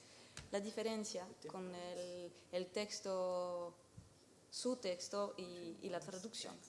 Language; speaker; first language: Spanish; non-native, learner; French